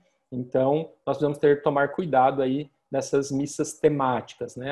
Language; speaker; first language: Portuguese; native; Portuguese